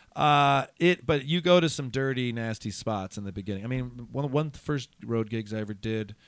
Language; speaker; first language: English; native; English